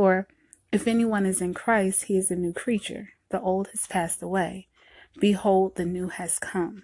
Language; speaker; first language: English; native; English